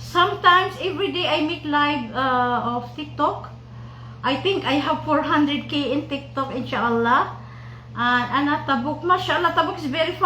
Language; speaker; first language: English; non-native, local second language; Filipino